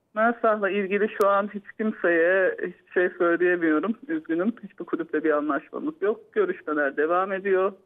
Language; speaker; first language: Turkish; native; Turkish